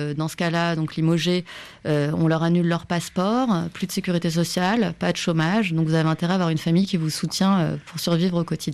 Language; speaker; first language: French; native; French